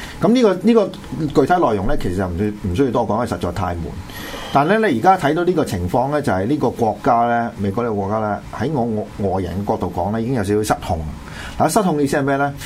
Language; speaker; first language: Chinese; non-native, local second language; Cantonese